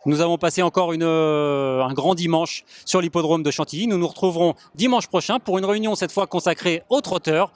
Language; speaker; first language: French; native; French